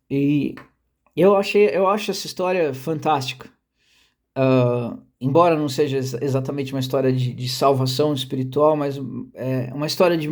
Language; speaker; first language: Portuguese; native; Portuguese